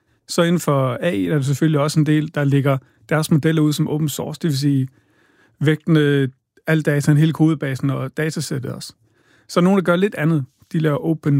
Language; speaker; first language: Danish; native; Danish